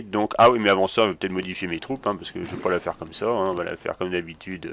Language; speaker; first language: French; native; French